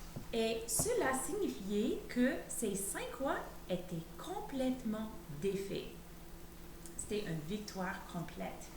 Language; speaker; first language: French; native; French